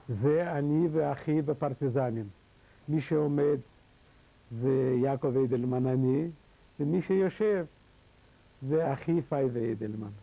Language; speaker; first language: Hebrew; non-native, fluent; Yiddish